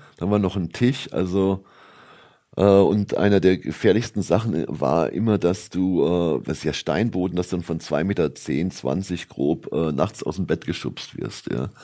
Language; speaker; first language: German; native; German